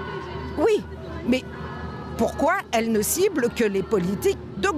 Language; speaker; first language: French; native; French